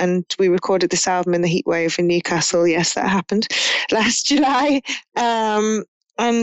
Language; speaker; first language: English; native; English